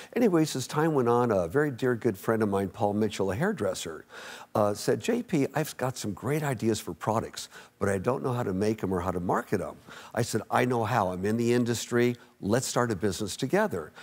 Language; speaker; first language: English; native; English